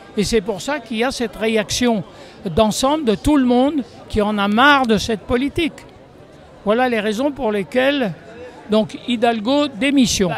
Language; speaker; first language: French; native; French